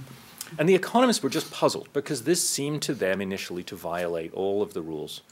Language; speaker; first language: English; native; English